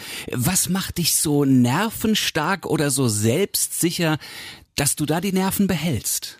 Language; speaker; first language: German; native; German